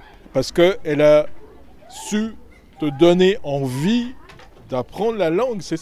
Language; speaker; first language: French; native; French